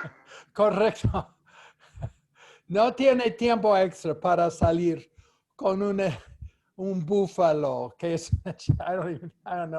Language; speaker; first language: Spanish; non-native, fluent; English